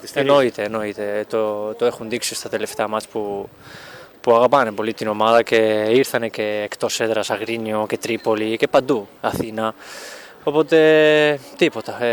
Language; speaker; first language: Greek; non-native, fluent; Spanish